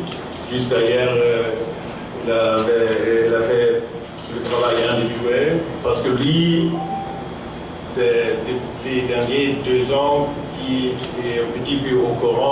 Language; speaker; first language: French; non-native, fluent; German